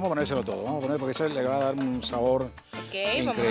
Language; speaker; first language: Spanish; native; Spanish